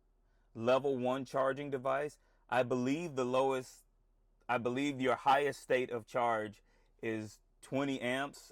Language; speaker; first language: English; native; English